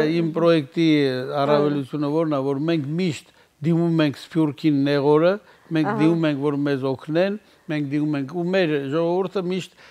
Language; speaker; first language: Armenian; native; Armenian